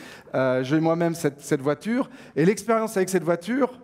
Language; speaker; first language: French; native; French